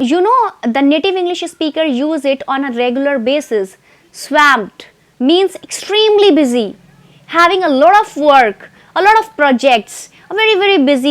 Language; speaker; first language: English; non-native, fluent; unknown